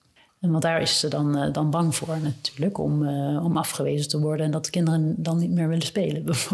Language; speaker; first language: Dutch; native; Dutch